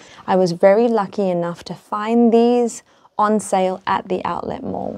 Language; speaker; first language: English; native; English